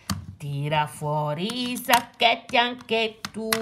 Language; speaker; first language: Italian; native; Italian